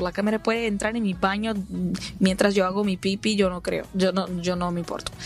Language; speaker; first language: Spanish; non-native, fluent; Portuguese